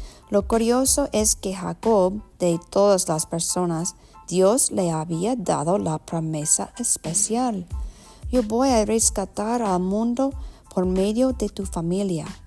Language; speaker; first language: Spanish; non-native, learner; English